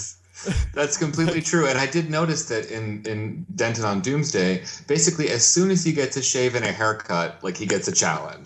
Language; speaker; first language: English; native; English